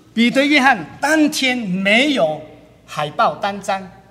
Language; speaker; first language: Chinese; native; Chinese